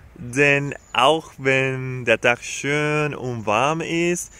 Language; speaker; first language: German; non-native, fluent; Spanish